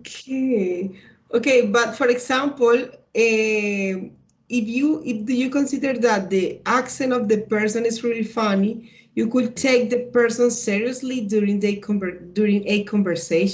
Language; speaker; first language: English; non-native, learner; Spanish